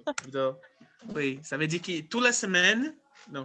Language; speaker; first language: French; non-native, fluent; Portuguese